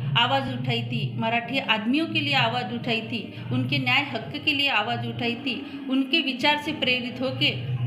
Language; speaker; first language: Hindi; non-native, local second language; Marathi